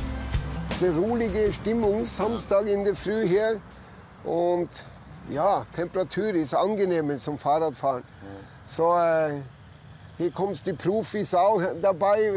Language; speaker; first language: German; non-native, fluent; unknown